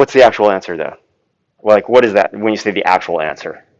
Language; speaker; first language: English; native; English